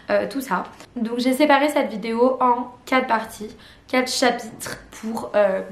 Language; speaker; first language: French; native; French